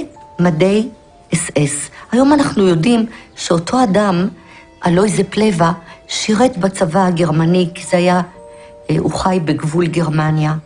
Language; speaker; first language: Hebrew; early bilingual, other home language; Polish